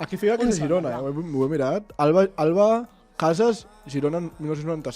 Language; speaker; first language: Catalan; native; Catalan